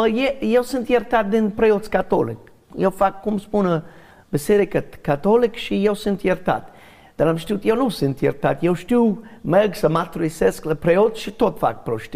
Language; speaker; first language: Romanian; non-native, learner; English